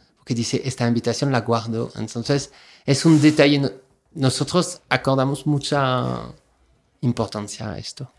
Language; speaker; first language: Spanish; non-native, fluent; French